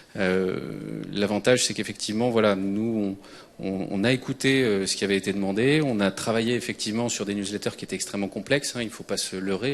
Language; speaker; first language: French; native; French